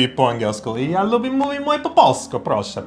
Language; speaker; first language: Polish; non-native, learner; English